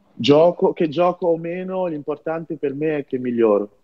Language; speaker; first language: Italian; non-native, fluent; French